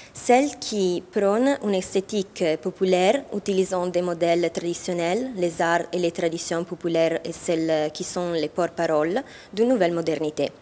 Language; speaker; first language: French; non-native, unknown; Italian